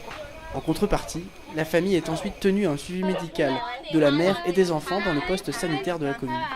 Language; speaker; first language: French; native; French